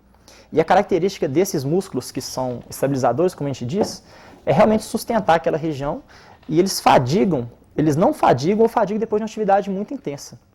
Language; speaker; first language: Portuguese; native; Portuguese